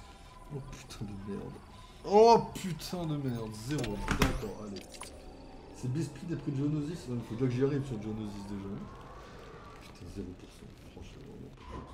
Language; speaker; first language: French; native; French